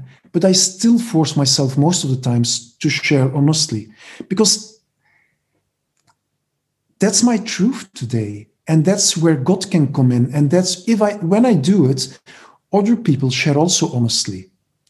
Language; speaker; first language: English; non-native, fluent; Dutch